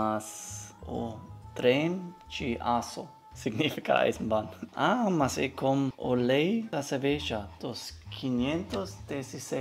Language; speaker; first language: Portuguese; non-native, learner; German